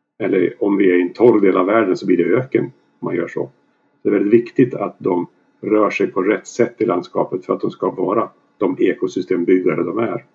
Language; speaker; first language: Swedish; native; Swedish